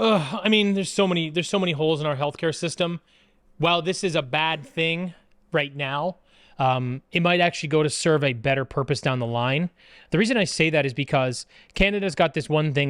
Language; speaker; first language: English; native; English